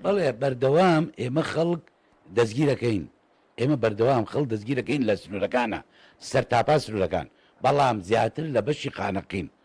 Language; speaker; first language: Central Kurdish; native; Central Kurdish